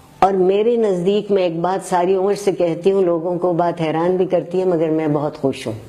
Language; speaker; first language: Urdu; native; Urdu